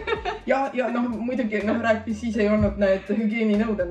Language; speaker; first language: Estonian; native; Estonian